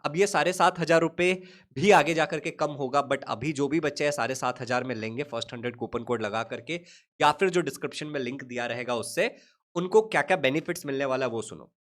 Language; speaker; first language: Hindi; native; Hindi